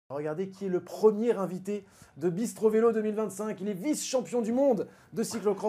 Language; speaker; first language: French; native; French